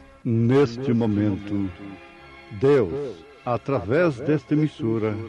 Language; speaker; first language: Portuguese; native; Portuguese